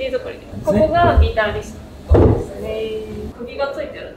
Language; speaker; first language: Japanese; native; Japanese